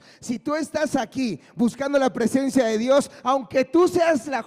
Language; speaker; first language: Spanish; native; Spanish